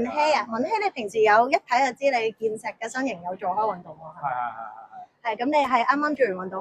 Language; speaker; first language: Cantonese; native; Cantonese